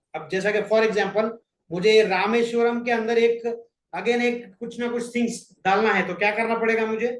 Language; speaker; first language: Hindi; non-native, local second language; Marathi